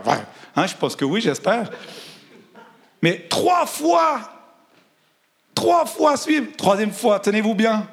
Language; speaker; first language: French; native; French